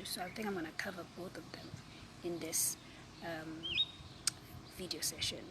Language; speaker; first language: English; non-native, local second language; Zulu